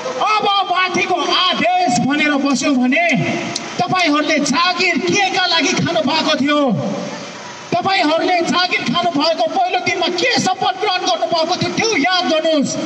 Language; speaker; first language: Nepali; non-native, local second language; Newari